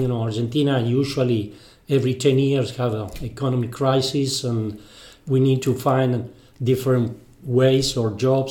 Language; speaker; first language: English; non-native, fluent; Spanish